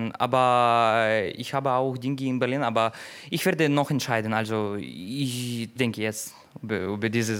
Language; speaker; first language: German; non-native, learner; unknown